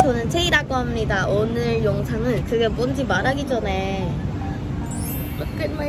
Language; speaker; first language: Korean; non-native, learner; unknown